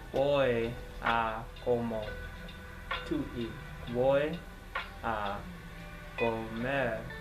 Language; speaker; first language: Spanish; non-native, learner; English